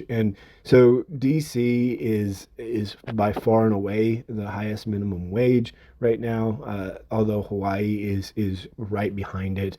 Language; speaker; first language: English; native; English